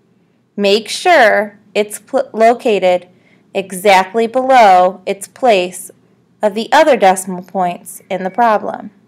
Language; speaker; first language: English; native; English